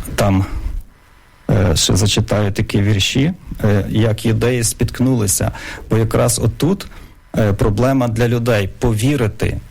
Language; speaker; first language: Ukrainian; native; Ukrainian